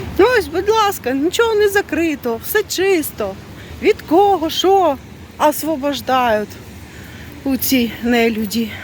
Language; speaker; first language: Ukrainian; non-native, local second language; Russian